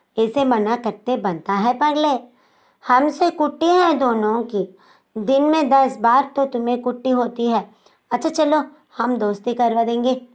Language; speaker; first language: Hindi; non-native, local second language; Telugu